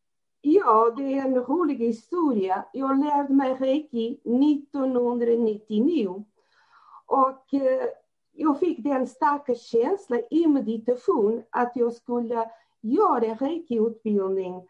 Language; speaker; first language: Swedish; non-native, fluent; Portuguese